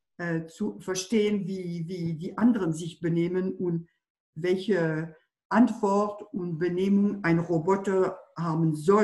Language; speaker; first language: German; non-native, fluent; French